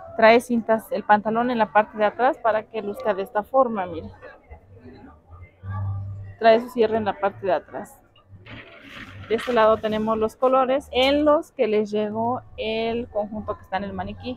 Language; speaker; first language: Spanish; native; Spanish